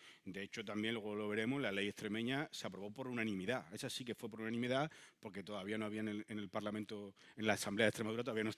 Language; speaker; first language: Spanish; native; Spanish